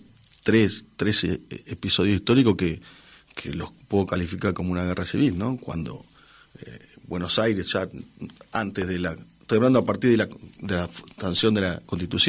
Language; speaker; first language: Spanish; native; Spanish